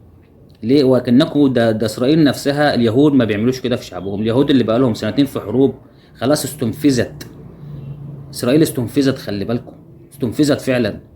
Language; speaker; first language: Arabic; native; Arabic